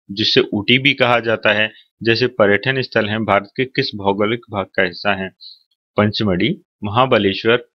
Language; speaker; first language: Hindi; native; Hindi